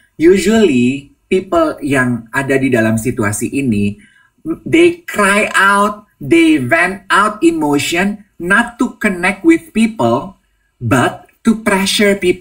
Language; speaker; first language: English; non-native, fluent; Indonesian